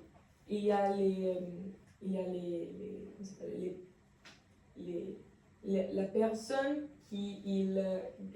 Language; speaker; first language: French; non-native, learner; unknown